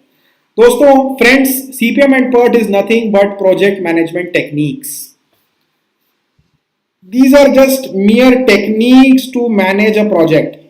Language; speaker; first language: English; non-native, local second language; Hindi